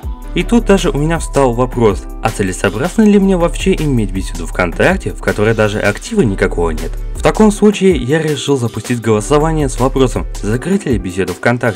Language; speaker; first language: Russian; native; Russian